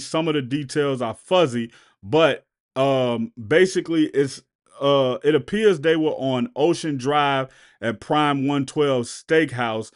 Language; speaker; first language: English; native; English